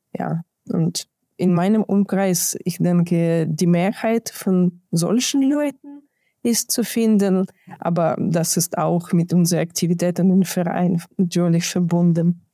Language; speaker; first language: German; non-native, fluent; Ukrainian